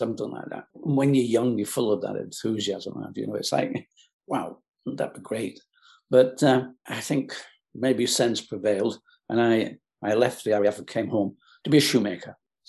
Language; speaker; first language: English; native; English